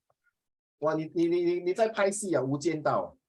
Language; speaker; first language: Chinese; native; Chinese